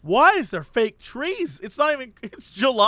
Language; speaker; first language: English; native; English